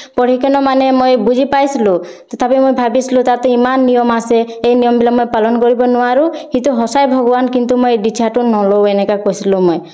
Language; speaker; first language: Assamese; non-native, local second language; Bodo